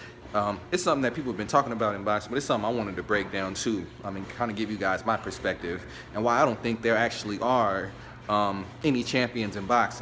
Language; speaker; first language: English; native; English